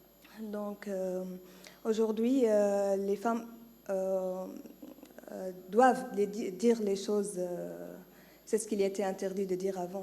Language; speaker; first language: French; non-native, learner; Arabic